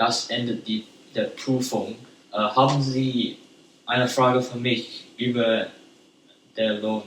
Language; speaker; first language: German; non-native, learner; English